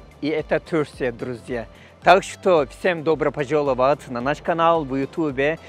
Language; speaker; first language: Russian; non-native, learner; Turkish